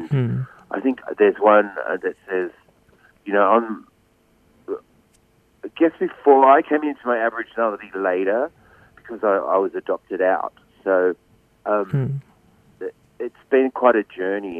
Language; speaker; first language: English; native; English